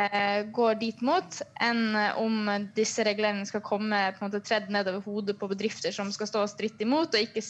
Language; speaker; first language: Norwegian; native; Norwegian